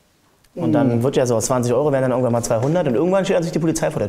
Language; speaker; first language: German; native; German